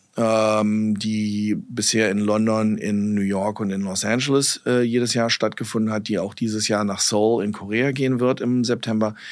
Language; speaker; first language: German; early bilingual, heritage; German